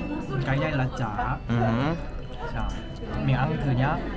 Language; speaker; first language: Vietnamese; non-native, learner; Korean